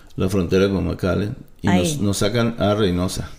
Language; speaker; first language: Spanish; native; Spanish